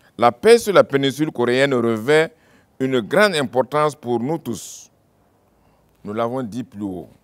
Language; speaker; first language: French; non-native, local second language; Mossi